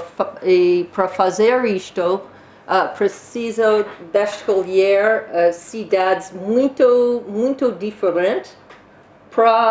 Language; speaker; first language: Portuguese; non-native, learner; English